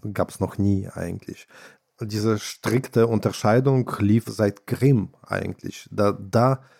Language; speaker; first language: German; non-native, fluent; Russian